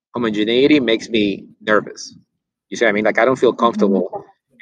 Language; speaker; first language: English; non-native, fluent; Spanish